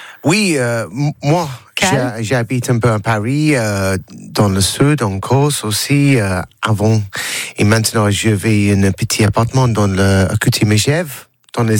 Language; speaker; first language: French; non-native, learner; English